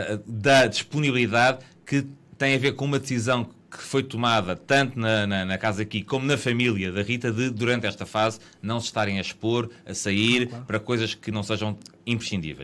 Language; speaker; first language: Portuguese; native; Portuguese